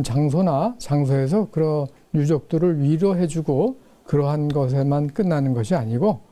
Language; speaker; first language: Korean; native; Korean